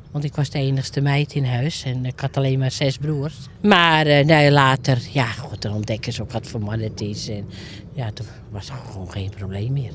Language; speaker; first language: Dutch; native; Dutch